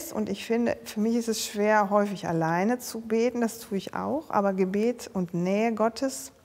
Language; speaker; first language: German; native; German